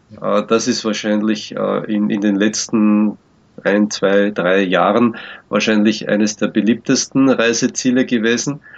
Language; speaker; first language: German; native; German